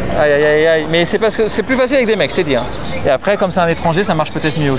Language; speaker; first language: French; native; French